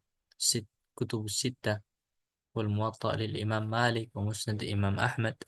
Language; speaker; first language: Arabic; non-native, fluent; Indonesian